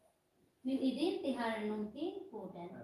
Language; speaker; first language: Swedish; non-native, fluent; Filipino